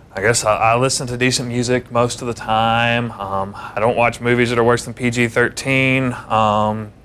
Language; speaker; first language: English; native; English